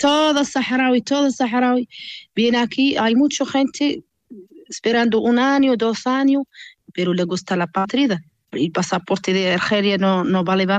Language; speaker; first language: Spanish; non-native, learner; Arabic